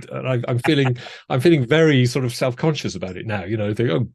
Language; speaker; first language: English; native; English